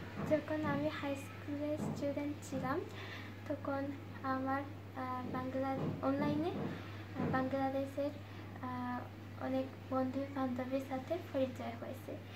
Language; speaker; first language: Bangla; non-native, fluent; Japanese